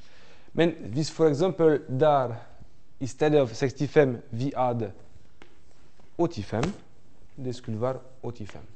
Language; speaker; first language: Norwegian; non-native, learner; French